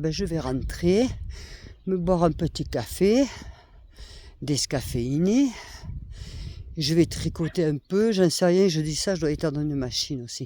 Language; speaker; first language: French; native; French